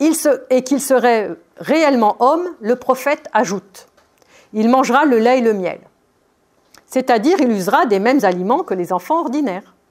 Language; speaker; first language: French; native; French